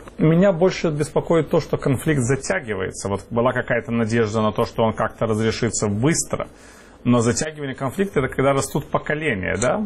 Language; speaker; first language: Russian; native; Russian